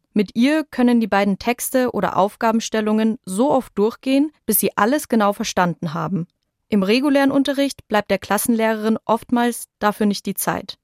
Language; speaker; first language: German; native; German